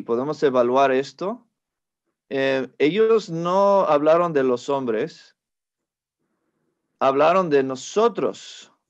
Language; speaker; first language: Spanish; non-native, fluent; English